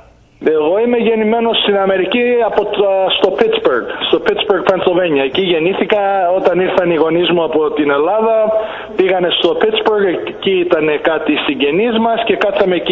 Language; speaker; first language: Greek; early bilingual, heritage; Greek